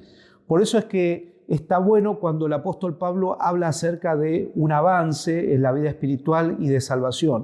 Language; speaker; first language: Spanish; native; Spanish